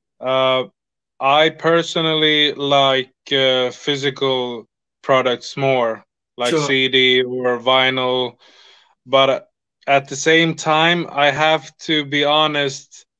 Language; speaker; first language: English; non-native, fluent; Swedish